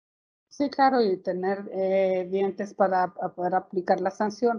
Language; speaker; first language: Spanish; native; Spanish